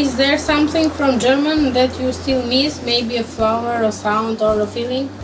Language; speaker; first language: English; non-native, learner; Albanian